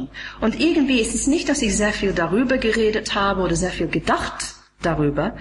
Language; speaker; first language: German; non-native, fluent; English